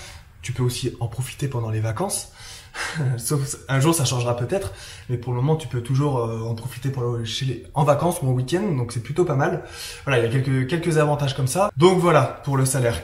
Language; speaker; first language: French; native; French